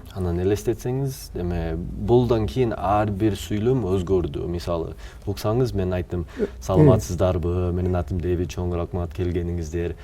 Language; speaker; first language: Kyrgyz; non-native, fluent; English